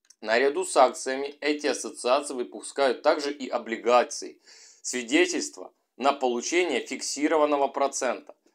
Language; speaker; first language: Russian; native; Russian